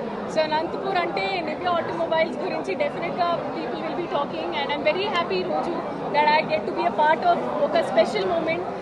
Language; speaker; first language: Telugu; non-native, fluent; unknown